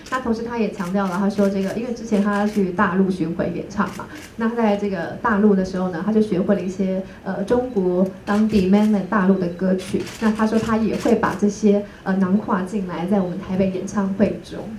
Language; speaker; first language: Chinese; native; Chinese